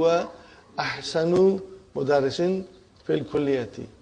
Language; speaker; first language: Arabic; non-native, fluent; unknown